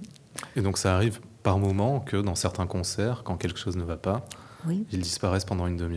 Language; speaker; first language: French; native; French